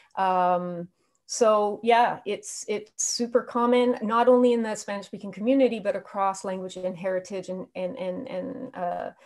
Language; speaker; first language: English; native; English